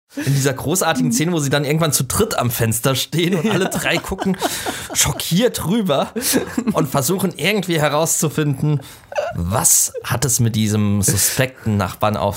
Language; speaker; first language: German; native; German